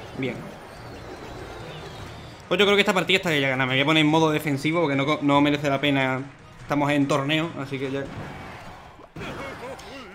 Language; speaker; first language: Spanish; native; Spanish